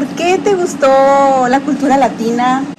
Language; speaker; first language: Spanish; native; Spanish